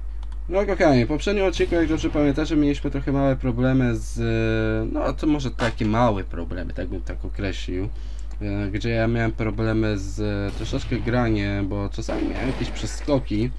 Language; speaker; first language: Polish; native; Polish